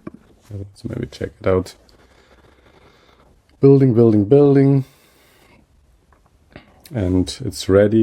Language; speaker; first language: English; non-native, fluent; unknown